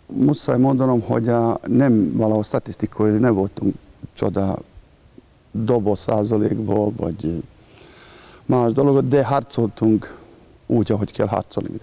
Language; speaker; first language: Hungarian; non-native, learner; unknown